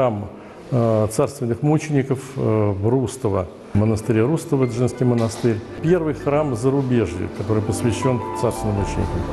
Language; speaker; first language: Russian; native; Russian